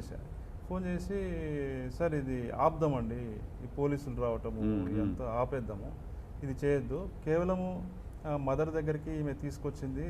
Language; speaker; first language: Telugu; native; Telugu